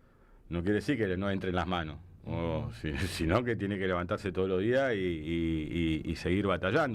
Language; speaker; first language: Spanish; native; Spanish